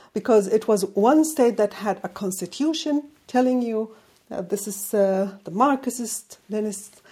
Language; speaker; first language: English; non-native, fluent; Arabic